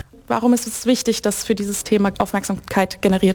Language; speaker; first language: German; native; German